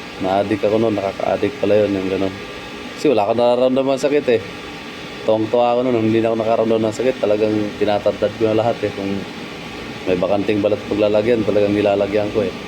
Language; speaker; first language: Filipino; non-native, local second language; Waray